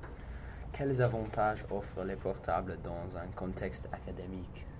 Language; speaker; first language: French; non-native, learner; English